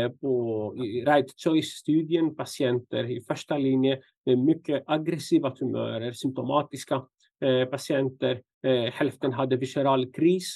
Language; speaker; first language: Swedish; non-native, fluent; Greek